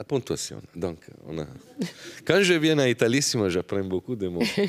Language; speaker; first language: French; non-native, fluent; Italian